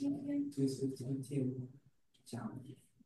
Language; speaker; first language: Chinese; non-native, learner; Vietnamese